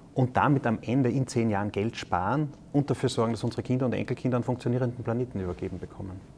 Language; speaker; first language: German; native; German